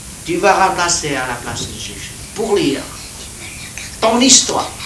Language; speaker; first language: French; non-native, learner; Vietnamese